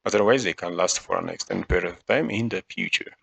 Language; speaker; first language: English; non-native, local second language; Amharic